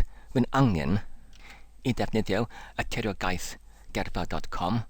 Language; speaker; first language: Welsh; non-native, learner; English